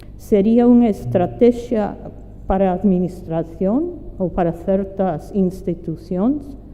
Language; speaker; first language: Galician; non-native, fluent; English